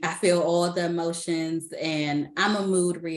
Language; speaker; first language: English; native; English